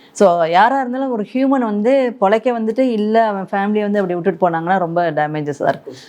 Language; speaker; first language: Tamil; native; Tamil